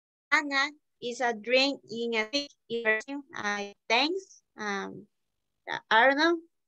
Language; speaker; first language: English; non-native, learner; Spanish